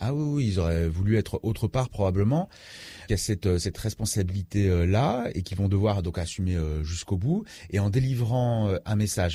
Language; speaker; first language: French; native; French